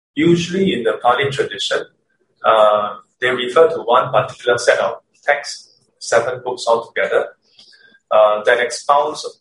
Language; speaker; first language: English; native; English